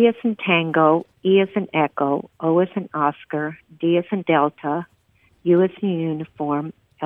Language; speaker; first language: English; early bilingual, other home language; Spanish